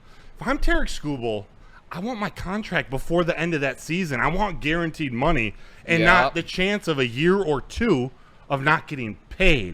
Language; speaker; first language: English; native; English